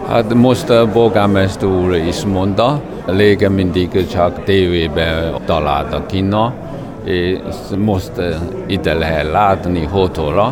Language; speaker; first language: Hungarian; non-native, learner; Chinese